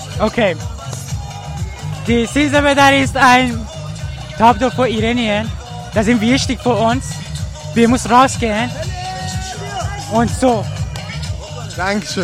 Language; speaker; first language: German; non-native, learner; Persian